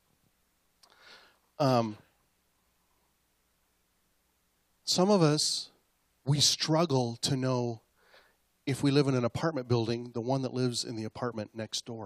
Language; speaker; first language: English; native; English